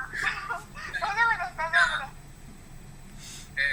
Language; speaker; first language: Japanese; non-native, learner; Indonesian